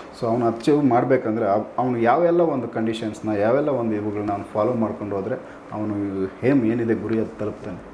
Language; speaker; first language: Kannada; native; Kannada